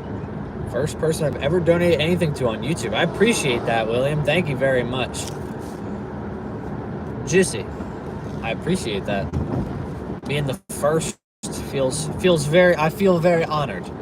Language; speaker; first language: English; native; English